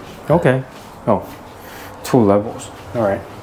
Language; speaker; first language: English; non-native, fluent; Chinese